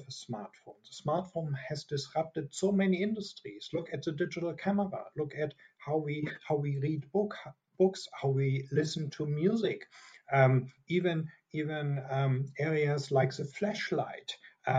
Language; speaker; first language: English; non-native, fluent; German